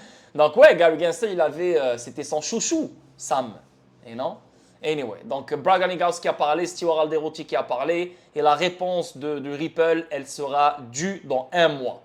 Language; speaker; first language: French; native; French